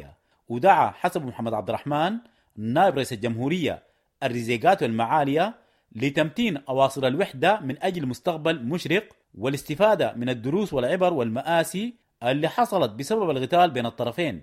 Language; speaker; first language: Arabic; native; Arabic